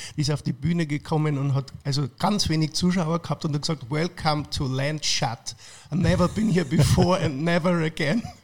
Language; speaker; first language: German; native; German